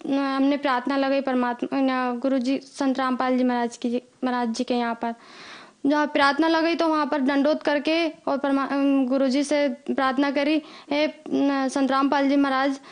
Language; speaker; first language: Hindi; native; Hindi